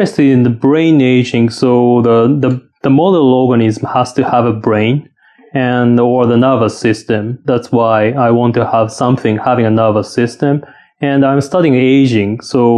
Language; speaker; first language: English; non-native, fluent; Japanese